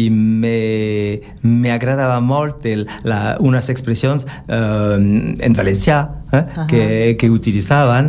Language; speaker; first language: Catalan; non-native, learner; French